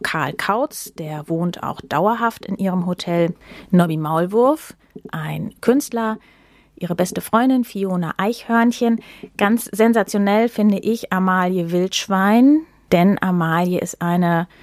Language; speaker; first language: German; native; German